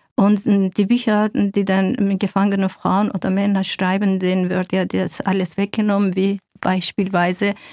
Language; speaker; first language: German; non-native, fluent; Kurdish